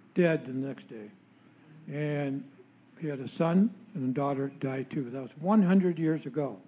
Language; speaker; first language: English; early bilingual, other home language; Spanish